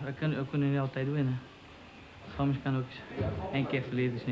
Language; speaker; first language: Dutch; non-native, learner; Portuguese